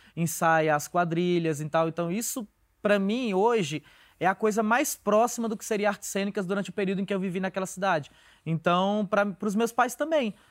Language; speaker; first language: Portuguese; native; Portuguese